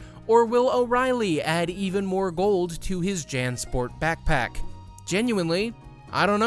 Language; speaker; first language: English; native; English